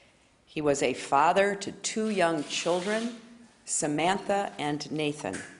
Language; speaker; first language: English; native; English